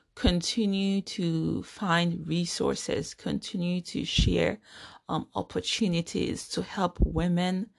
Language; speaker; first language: English; non-native, local second language; Igbo